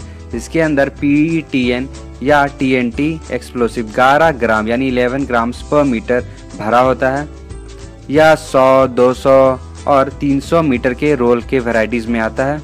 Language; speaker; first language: Hindi; native; Hindi